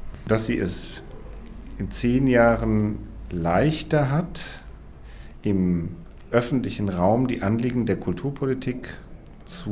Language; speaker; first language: German; native; German